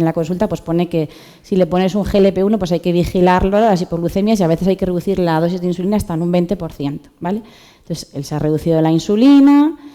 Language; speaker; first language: Spanish; native; Spanish